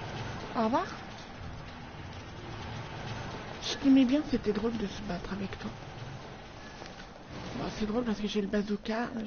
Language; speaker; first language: French; native; French